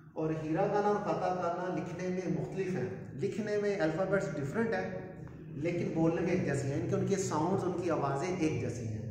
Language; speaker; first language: Urdu; non-native, local second language; Punjabi